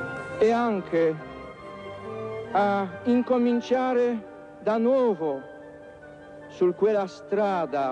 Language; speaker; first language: Italian; non-native, fluent; Polish